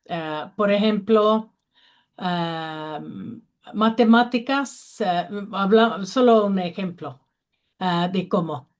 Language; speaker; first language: Spanish; non-native, learner; Finnish